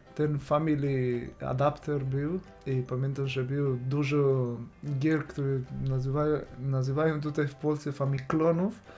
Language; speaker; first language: Polish; non-native, fluent; Spanish